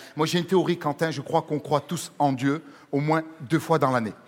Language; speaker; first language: French; native; French